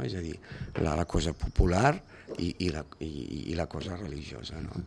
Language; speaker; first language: Catalan; native; Catalan